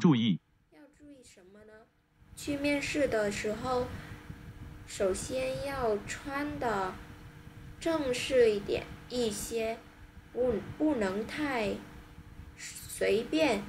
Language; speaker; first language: Chinese; non-native, learner; Vietnamese